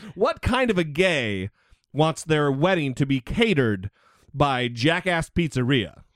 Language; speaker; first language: English; native; English